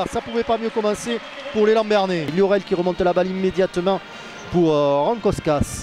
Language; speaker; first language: French; native; French